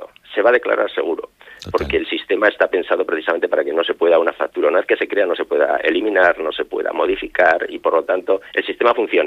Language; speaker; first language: Spanish; native; Spanish